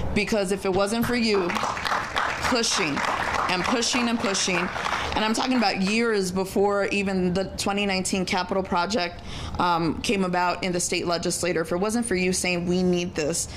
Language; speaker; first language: English; early bilingual, other home language; Spanish